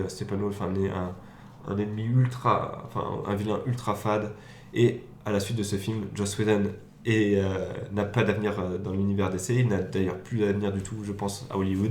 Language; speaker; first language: French; native; French